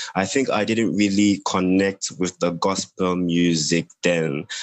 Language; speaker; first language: English; non-native, local second language; Yoruba